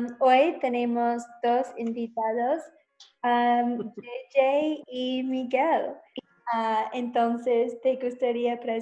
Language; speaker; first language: Spanish; non-native, learner; English